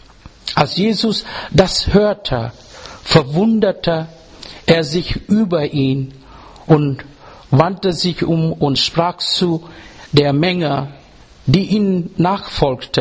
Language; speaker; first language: German; non-native, fluent; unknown